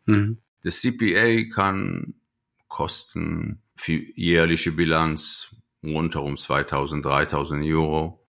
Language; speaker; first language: German; non-native, fluent; Hebrew